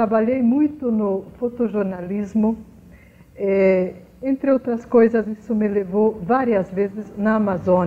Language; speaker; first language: Portuguese; non-native, fluent; Hungarian